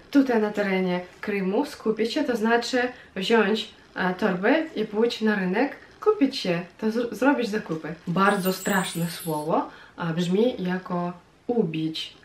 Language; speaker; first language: Polish; non-native, fluent; Russian